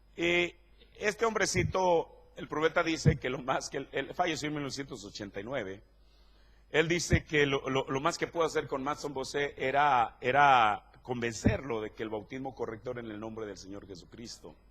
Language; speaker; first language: Spanish; native; Spanish